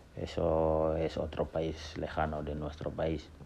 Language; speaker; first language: Spanish; non-native, fluent; Wolof